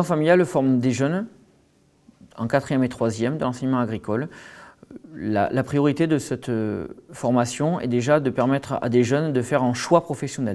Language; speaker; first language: French; native; French